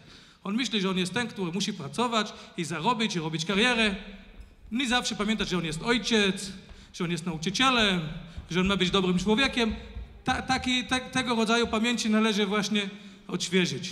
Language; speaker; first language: Polish; non-native, fluent; Hebrew